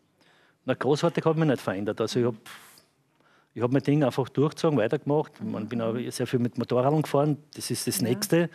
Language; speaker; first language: German; native; German